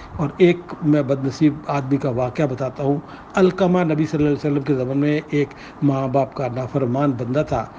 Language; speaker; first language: Urdu; non-native, local second language; Punjabi